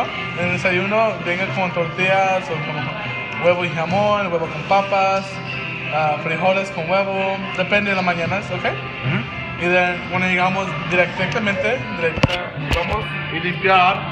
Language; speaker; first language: Spanish; early bilingual, heritage; Spanish